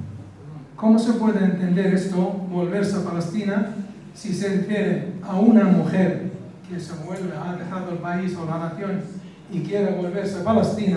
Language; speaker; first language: Spanish; non-native, fluent; Arabic